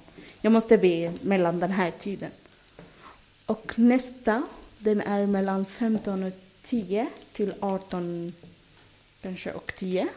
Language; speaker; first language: Swedish; non-native, fluent; Arabic